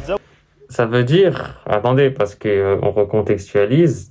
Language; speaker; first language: French; native; French